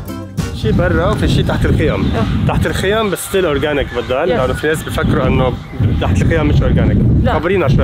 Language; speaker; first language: Arabic; native; Arabic